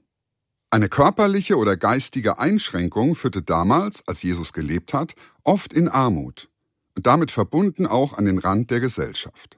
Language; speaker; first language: German; native; German